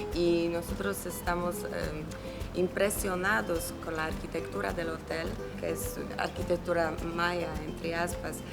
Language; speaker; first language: Spanish; non-native, learner; Polish